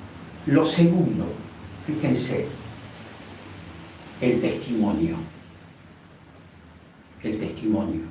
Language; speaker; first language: Spanish; native; Spanish